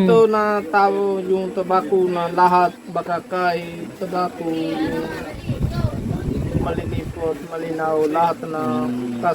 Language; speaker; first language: Filipino; non-native, learner; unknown